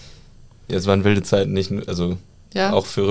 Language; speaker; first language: German; native; German